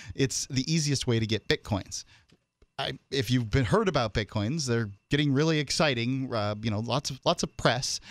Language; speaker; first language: English; native; English